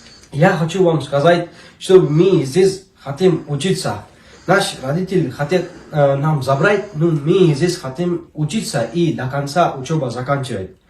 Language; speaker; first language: Russian; non-native, learner; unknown